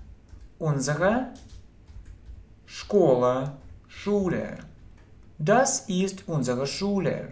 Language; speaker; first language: German; non-native, fluent; Russian